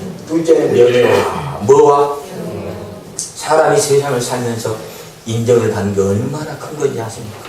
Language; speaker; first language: Korean; native; Korean